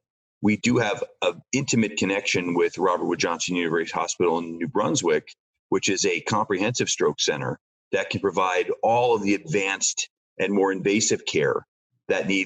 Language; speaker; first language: English; native; English